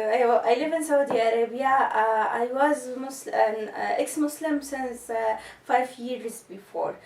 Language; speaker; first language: English; non-native, learner; Arabic